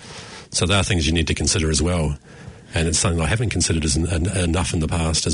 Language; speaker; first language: English; native; English